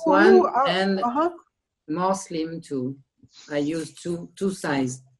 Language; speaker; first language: English; non-native, learner; French